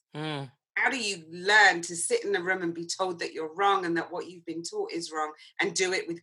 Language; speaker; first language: English; native; English